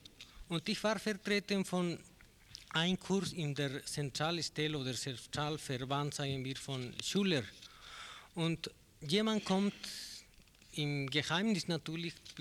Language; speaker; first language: German; non-native, learner; Spanish